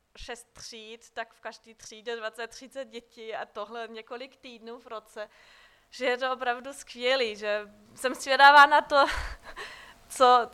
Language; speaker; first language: Czech; non-native, fluent; German